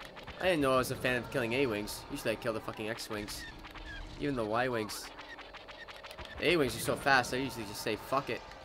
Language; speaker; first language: English; native; English